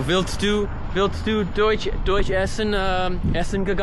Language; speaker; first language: German; non-native, learner; English